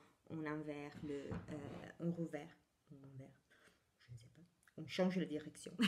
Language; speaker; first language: French; non-native, fluent; Italian